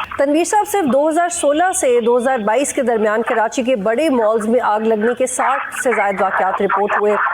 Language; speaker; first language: Urdu; native; Urdu